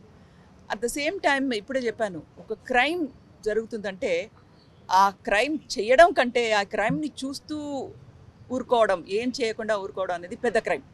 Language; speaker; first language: Telugu; non-native, local second language; Tamil